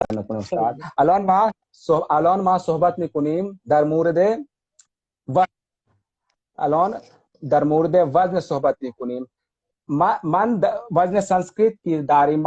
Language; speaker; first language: Persian; non-native, fluent; Hindi